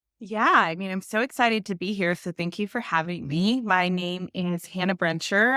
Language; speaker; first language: English; native; English